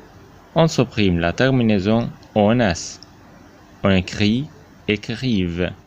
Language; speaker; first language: French; non-native, fluent; Arabic